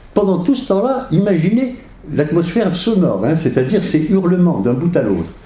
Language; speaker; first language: French; early bilingual, other home language; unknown